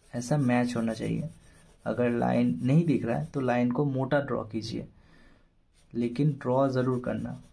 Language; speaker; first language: Hindi; non-native, local second language; Bangla